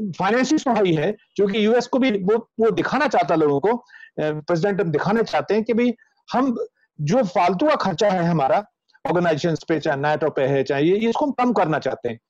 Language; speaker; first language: Hindi; native; Hindi